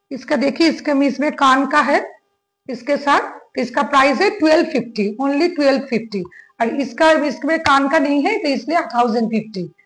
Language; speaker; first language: Hindi; non-native, local second language; Bangla